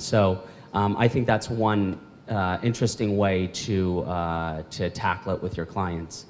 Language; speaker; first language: English; native; English